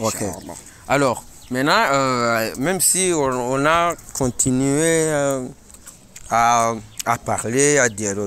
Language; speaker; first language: French; non-native, learner; Rundi